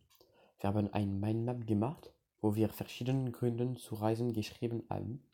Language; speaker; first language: German; non-native, learner; French